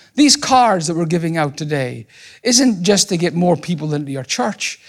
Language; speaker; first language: English; native; English